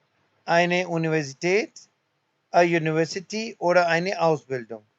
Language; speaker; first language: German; non-native, learner; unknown